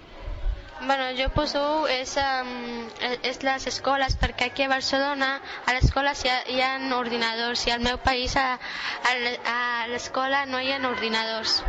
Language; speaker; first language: Catalan; early bilingual, other home language; Bangla